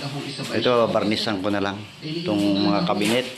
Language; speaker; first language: Filipino; native; Filipino